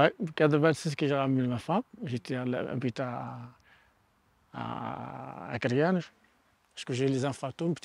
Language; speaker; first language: French; non-native, learner; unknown